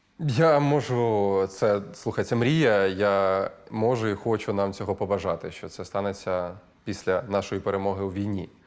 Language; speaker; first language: Ukrainian; native; Ukrainian